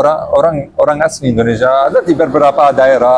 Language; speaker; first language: Indonesian; non-native, learner; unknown